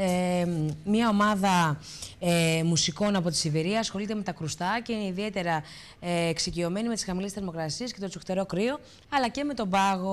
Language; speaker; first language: Greek; native; Greek